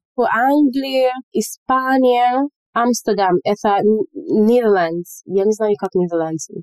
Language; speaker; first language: Russian; non-native, fluent; English